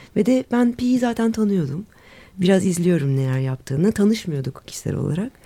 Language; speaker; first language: Turkish; native; Turkish